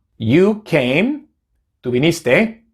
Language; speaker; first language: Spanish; non-native, fluent; English